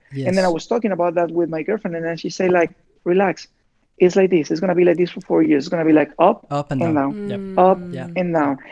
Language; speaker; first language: English; non-native, fluent; Spanish